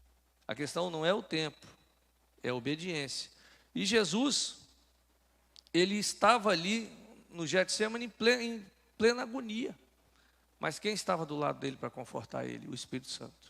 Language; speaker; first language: Portuguese; native; Portuguese